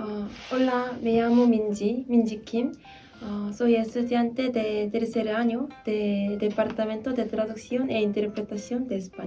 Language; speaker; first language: Spanish; non-native, learner; Korean